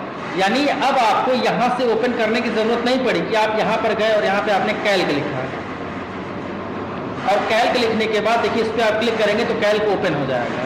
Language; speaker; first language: Hindi; native; Hindi